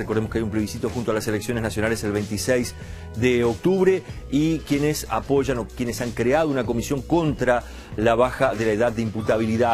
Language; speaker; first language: Spanish; native; Spanish